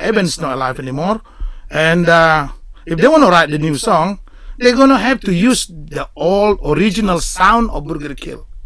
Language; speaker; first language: English; non-native, fluent; Indonesian